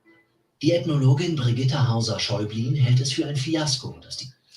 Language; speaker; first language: German; native; German